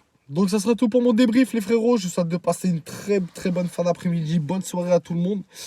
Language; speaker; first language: French; native; French